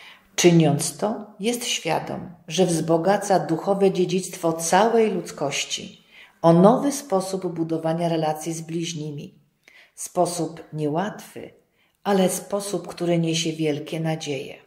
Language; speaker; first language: Polish; native; Polish